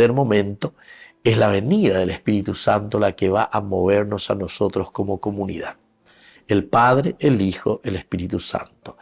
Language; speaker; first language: Spanish; native; Spanish